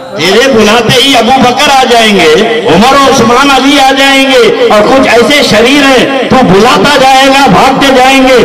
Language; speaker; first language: Hindi; non-native, local second language; Urdu